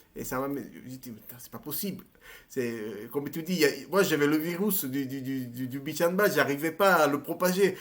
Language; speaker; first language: French; non-native, fluent; Italian